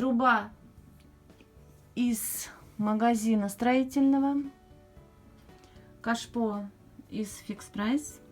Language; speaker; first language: Russian; native; Russian